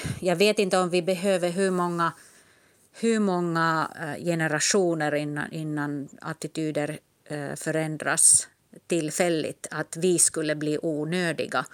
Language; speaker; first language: Swedish; non-native, local second language; Finnish